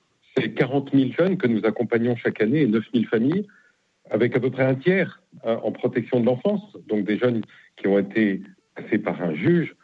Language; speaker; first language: French; native; French